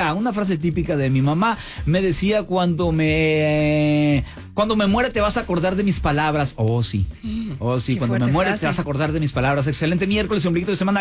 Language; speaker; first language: Spanish; native; Spanish